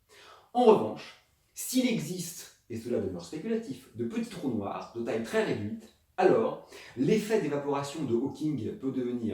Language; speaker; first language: French; native; French